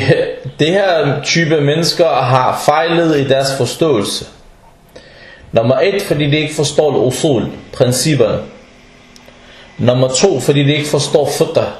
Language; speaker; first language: Danish; non-native, fluent; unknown